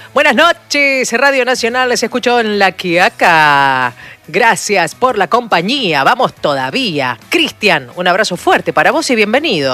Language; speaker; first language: Spanish; native; Spanish